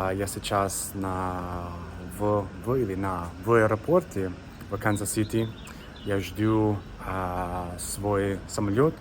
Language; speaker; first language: Russian; non-native, learner; English